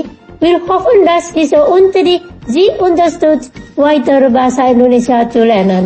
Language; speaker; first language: German; non-native, fluent; Indonesian